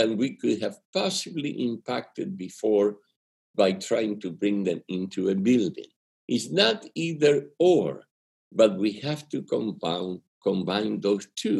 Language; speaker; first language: English; non-native, fluent; Spanish